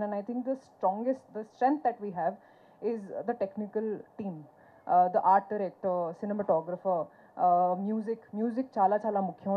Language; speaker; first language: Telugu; non-native, fluent; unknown